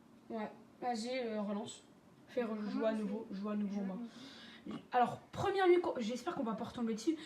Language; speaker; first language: French; native; French